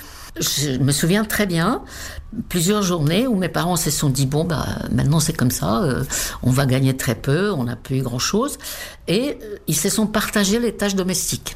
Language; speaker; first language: French; non-native, fluent; Czech